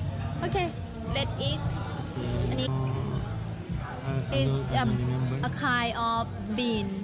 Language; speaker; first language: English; non-native, learner; Thai